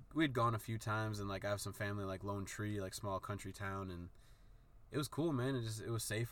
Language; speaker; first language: English; native; English